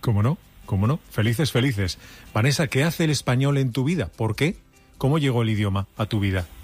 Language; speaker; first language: Spanish; native; Spanish